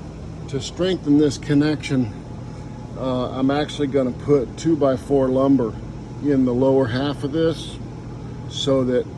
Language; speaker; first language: English; native; English